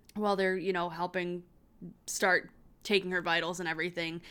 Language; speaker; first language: English; native; English